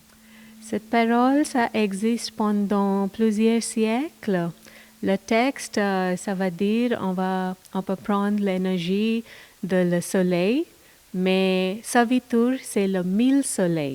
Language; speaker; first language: French; non-native, learner; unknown